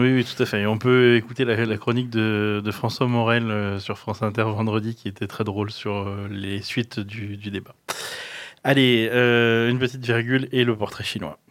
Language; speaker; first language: French; native; French